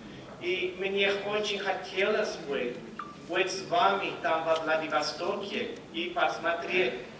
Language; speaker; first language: Russian; non-native, fluent; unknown